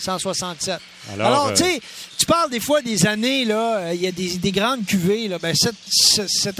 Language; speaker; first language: French; native; French